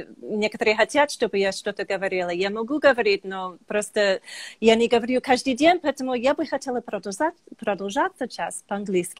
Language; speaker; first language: Russian; non-native, fluent; English